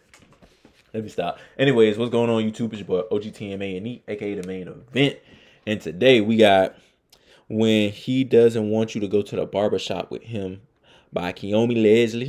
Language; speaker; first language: English; native; English